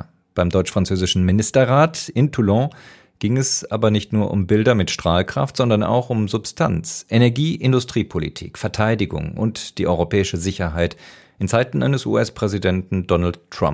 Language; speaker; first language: German; native; German